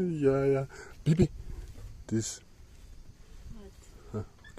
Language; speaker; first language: English; non-native, learner; Turkish